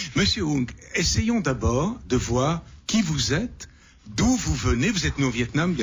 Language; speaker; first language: French; native; French